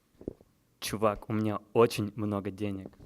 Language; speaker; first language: Russian; early bilingual, heritage; Russian